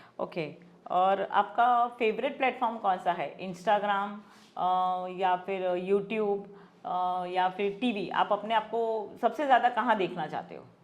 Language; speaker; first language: Hindi; non-native, local second language; Gujarati